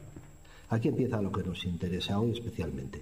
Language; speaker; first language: Spanish; native; Spanish